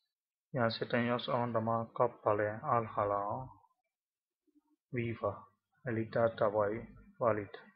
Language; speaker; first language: Finnish; non-native, learner; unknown